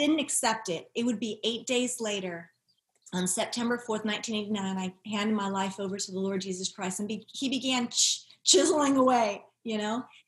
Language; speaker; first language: English; native; English